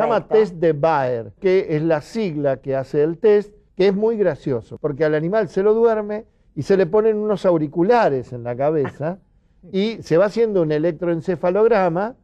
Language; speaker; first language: Spanish; native; Spanish